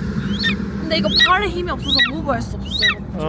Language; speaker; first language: Korean; non-native, learner; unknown